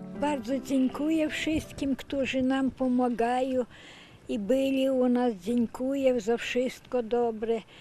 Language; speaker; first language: Polish; early bilingual, heritage; Polish